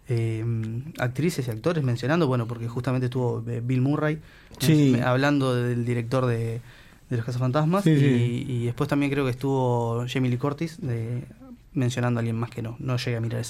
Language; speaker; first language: Spanish; native; Spanish